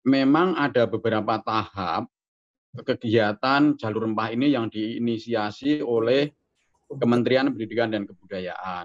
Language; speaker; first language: Indonesian; native; Indonesian